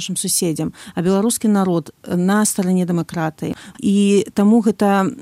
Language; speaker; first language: Polish; non-native, learner; Belarusian